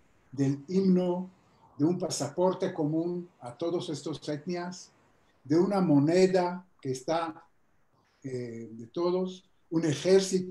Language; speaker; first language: Spanish; non-native, fluent; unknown